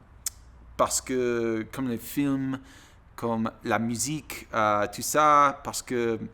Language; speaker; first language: French; non-native, learner; English